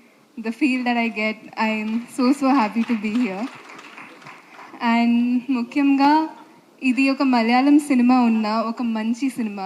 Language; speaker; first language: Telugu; non-native, fluent; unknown